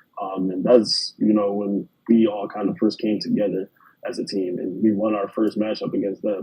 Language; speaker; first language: English; native; English